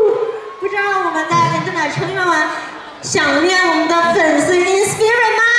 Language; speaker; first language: Chinese; non-native, local second language; Cantonese